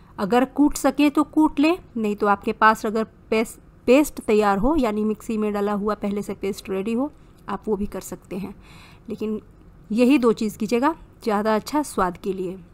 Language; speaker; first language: Hindi; native; Hindi